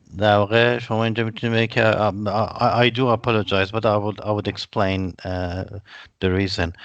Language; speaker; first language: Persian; native; Persian